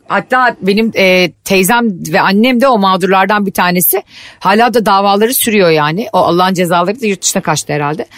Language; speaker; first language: Turkish; native; Turkish